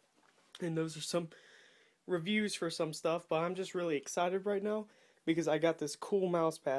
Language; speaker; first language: English; native; English